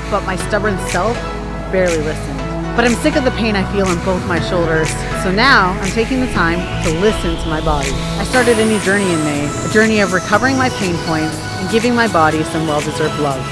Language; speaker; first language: English; native; English